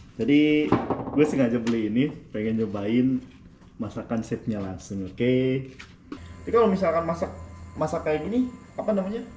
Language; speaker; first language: Indonesian; native; Indonesian